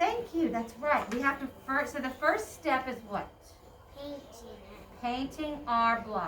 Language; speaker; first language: English; native; English